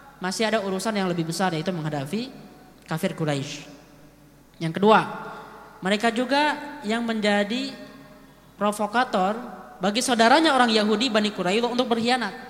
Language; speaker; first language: Indonesian; native; Indonesian